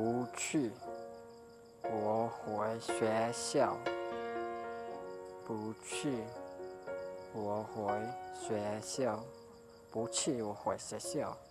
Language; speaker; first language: Chinese; non-native, fluent; Hmong